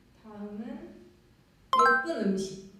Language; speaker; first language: Korean; non-native, fluent; Japanese